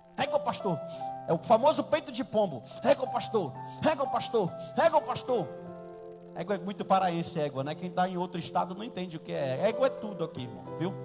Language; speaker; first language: Portuguese; native; Portuguese